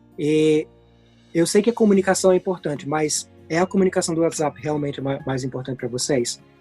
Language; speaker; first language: Portuguese; native; Portuguese